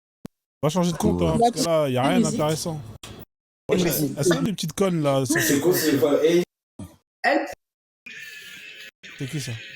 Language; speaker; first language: French; native; French